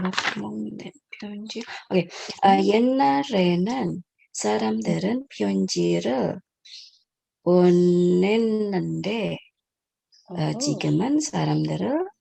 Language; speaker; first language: Korean; non-native, learner; Indonesian